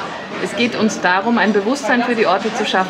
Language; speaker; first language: German; native; German